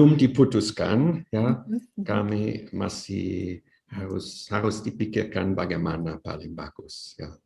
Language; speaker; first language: Indonesian; non-native, fluent; German